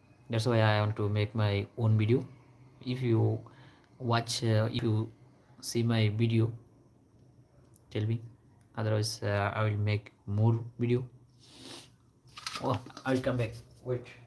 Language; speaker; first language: English; non-native, local second language; Bangla